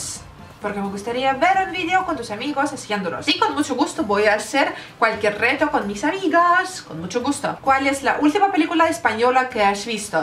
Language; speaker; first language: Spanish; non-native, learner; Russian